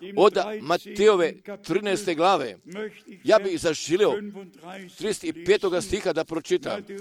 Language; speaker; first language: Croatian; early bilingual, heritage; Croatian